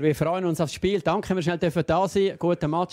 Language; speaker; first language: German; native; German